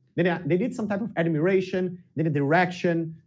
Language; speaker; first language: English; non-native, fluent; Portuguese